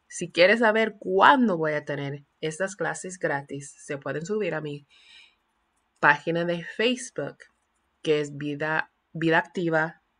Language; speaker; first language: Spanish; non-native, fluent; English